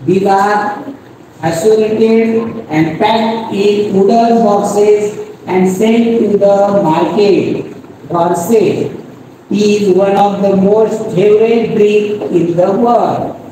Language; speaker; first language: English; non-native, local second language; Marathi